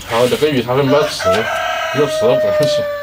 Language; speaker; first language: Chinese; native; Chinese